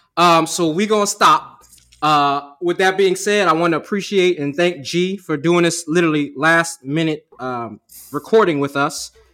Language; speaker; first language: English; native; English